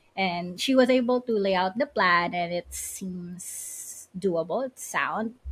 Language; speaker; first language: English; non-native, local second language; Filipino